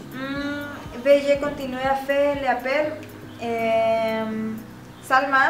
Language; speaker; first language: French; non-native, learner; Spanish